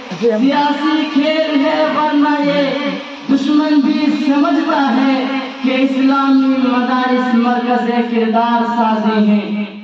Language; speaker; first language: Urdu; non-native, local second language; Bangla